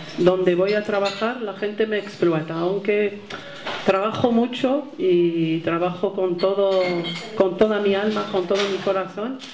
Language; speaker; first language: Spanish; non-native, fluent; Arabic